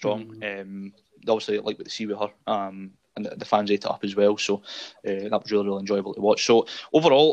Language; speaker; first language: English; native; English